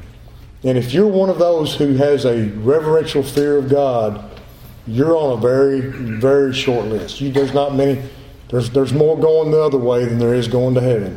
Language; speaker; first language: English; native; English